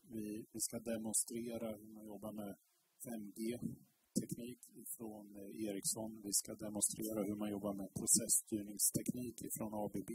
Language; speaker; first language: Swedish; native; Swedish